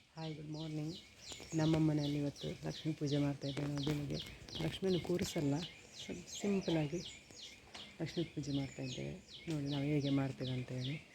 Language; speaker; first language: Kannada; non-native, local second language; Tulu